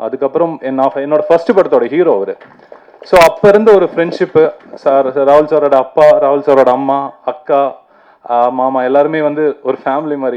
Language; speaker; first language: Tamil; native; Tamil